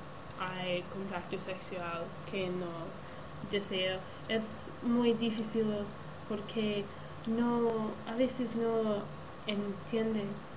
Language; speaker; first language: Spanish; non-native, learner; English